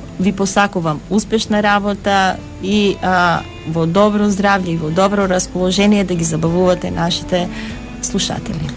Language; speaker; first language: Macedonian; native; Macedonian